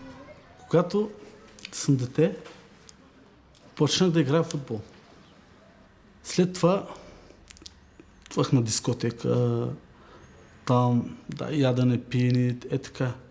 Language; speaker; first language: Bulgarian; non-native, local second language; Turkish